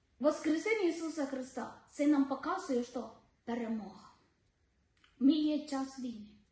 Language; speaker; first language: Ukrainian; non-native, learner; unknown